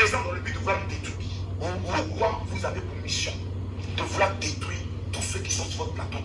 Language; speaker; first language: French; native; French